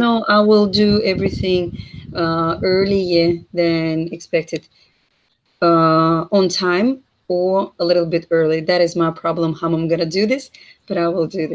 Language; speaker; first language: English; non-native, fluent; Russian